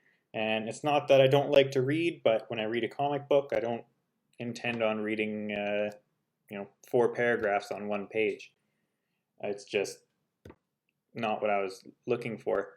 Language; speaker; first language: English; native; English